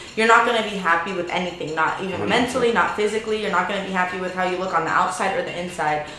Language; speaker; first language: English; native; English